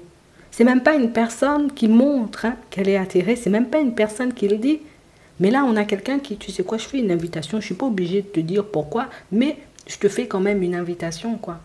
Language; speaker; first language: French; native; French